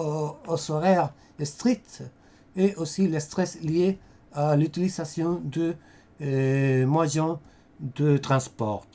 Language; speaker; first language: French; non-native, fluent; Spanish